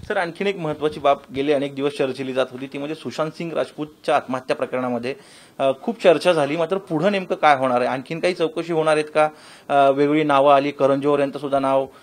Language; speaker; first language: Marathi; native; Marathi